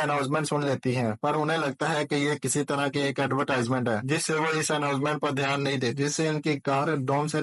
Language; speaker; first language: Hindi; native; Hindi